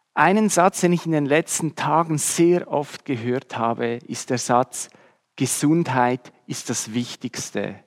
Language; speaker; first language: German; native; German